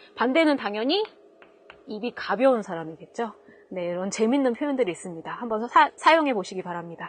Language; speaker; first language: Korean; native; Korean